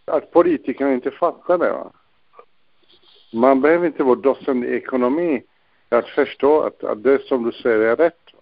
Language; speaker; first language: Swedish; non-native, fluent; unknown